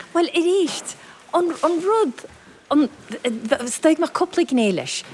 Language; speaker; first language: Irish; native; Irish